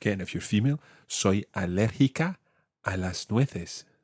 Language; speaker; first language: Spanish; non-native, fluent; English